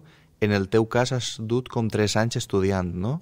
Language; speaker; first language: Catalan; native; Catalan